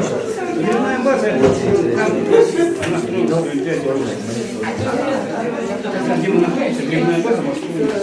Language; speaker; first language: Russian; native; Russian